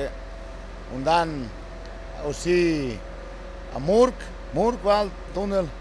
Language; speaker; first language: French; non-native, learner; Italian